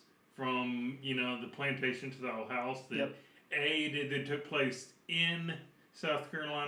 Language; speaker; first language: English; native; English